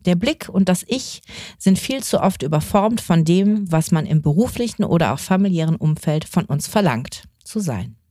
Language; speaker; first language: German; native; German